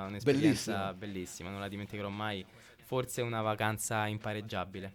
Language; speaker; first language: Italian; native; Italian